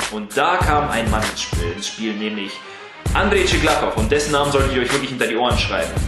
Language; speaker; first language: German; early bilingual, other home language; Russian